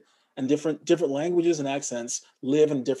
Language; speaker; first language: English; native; English